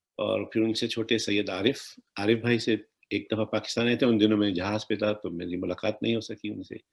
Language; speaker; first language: Urdu; native; Urdu